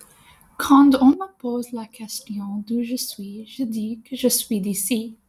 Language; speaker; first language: French; non-native, fluent; English